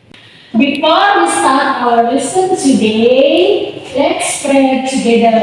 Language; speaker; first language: English; non-native, learner; Indonesian